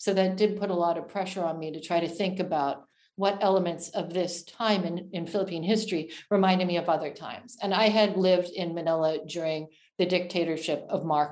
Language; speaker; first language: English; native; English